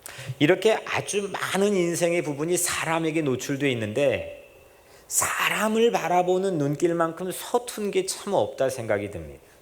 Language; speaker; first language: Korean; native; Korean